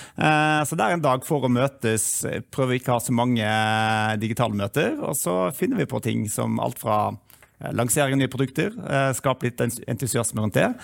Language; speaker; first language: Norwegian; native; Norwegian